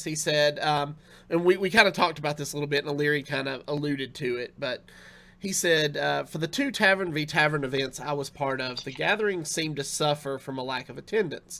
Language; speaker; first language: English; native; English